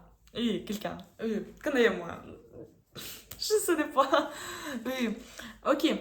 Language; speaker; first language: French; non-native, learner; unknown